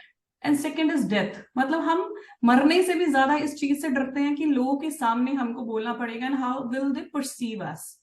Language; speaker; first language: Hindi; native; Hindi